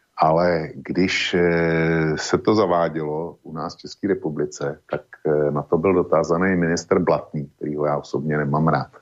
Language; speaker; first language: Czech; native; Czech